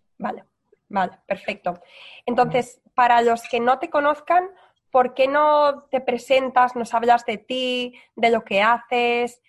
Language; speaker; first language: Spanish; native; Spanish